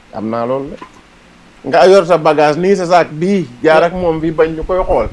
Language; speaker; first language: Wolof; non-native, local second language; Serer